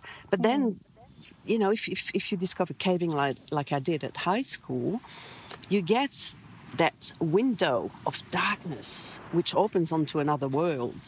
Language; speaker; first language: English; non-native, fluent; French